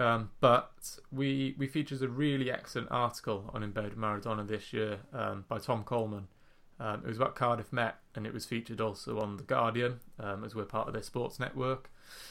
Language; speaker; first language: English; native; English